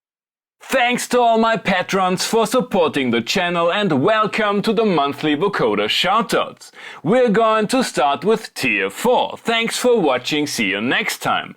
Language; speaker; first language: English; non-native, fluent; German